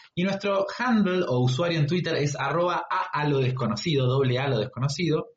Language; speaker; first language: Spanish; native; Spanish